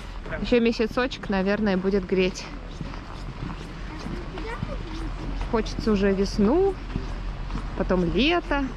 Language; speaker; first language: Russian; native; Russian